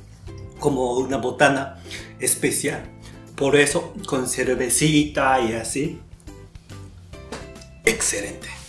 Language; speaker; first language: Spanish; non-native, learner; Japanese